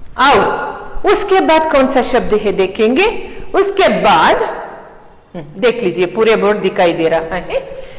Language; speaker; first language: Hindi; non-native, local second language; Kannada